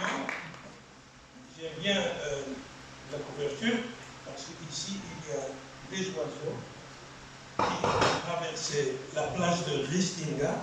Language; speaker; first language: French; non-native, local second language; Arabic